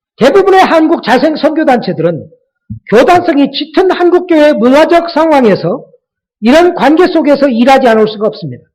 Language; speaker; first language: Korean; native; Korean